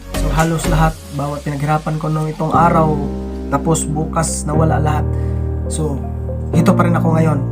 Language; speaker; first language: Filipino; non-native, local second language; Cebuano